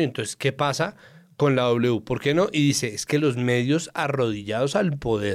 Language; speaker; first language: Spanish; native; Spanish